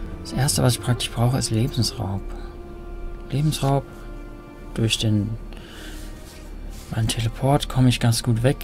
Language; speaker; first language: German; native; German